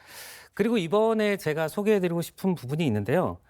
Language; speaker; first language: Korean; native; Korean